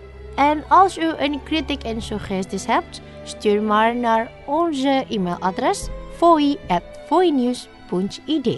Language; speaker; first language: Dutch; non-native, learner; Indonesian